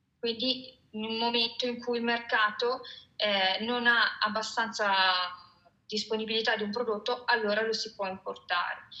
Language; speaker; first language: Italian; native; Italian